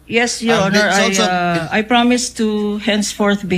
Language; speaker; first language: English; non-native, local second language; Filipino